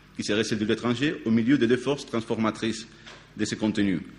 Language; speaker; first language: French; non-native, fluent; Spanish